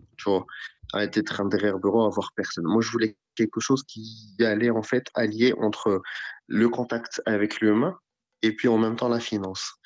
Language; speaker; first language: French; non-native, local second language; Arabic